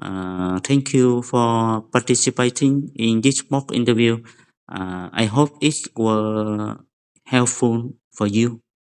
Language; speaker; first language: English; non-native, fluent; Vietnamese